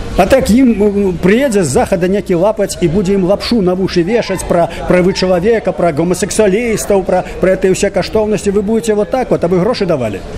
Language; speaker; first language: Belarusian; native; Belarusian